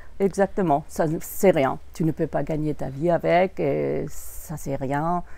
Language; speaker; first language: French; non-native, fluent; German